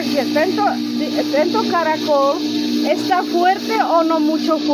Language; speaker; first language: Spanish; non-native, learner; Czech